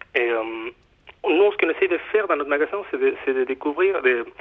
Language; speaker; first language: French; non-native, fluent; Spanish